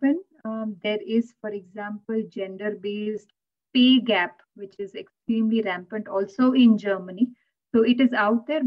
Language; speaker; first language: English; non-native, local second language; Gujarati